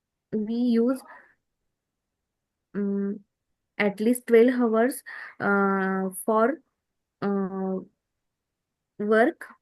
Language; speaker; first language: English; non-native, learner; Marathi